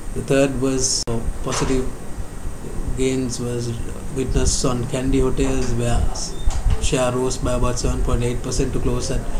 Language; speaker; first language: English; non-native, local second language; Sinhala